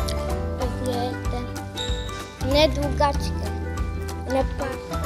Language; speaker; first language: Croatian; early bilingual, heritage; Croatian